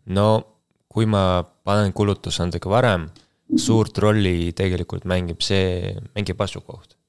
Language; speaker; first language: Estonian; non-native, local second language; Russian